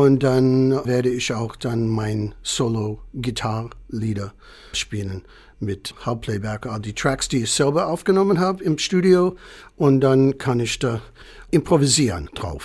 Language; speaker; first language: German; non-native, fluent; English